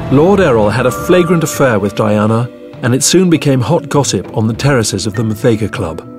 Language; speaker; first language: English; native; English